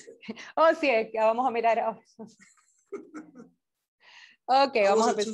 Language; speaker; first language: Spanish; native; Spanish